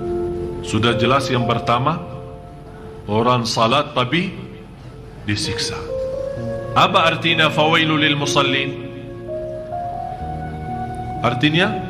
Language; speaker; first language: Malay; non-native, fluent; Arabic